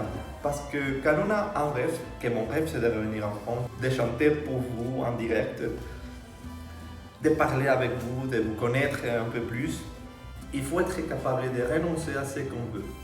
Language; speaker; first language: French; non-native, fluent; Spanish